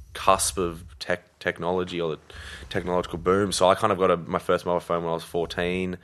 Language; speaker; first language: English; native; English